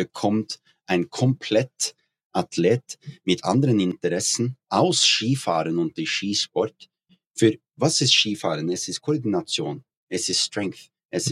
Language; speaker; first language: German; non-native, learner; Norwegian